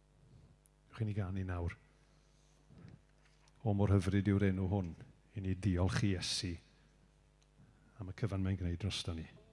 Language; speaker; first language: Welsh; native; Welsh